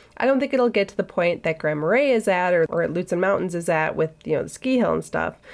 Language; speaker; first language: English; native; English